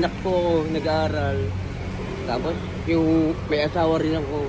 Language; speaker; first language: Filipino; native; Filipino